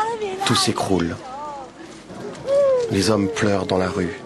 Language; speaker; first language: French; native; French